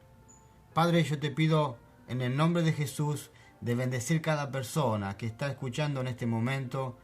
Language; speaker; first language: Spanish; non-native, fluent; French